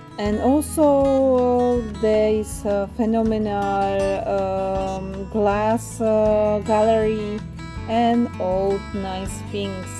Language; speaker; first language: English; non-native, learner; Slovak